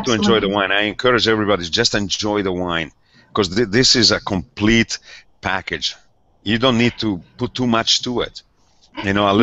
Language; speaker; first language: English; non-native, fluent; Italian